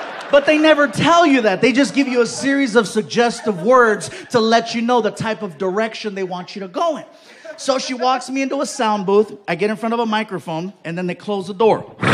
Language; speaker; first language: English; native; English